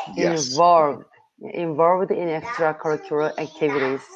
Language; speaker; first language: English; non-native, learner; Korean